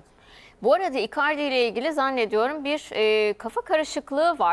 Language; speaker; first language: Turkish; native; Turkish